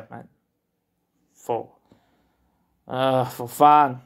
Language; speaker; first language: Swedish; non-native, learner; Portuguese